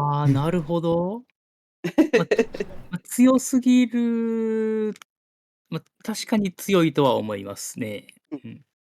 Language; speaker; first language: Japanese; native; Japanese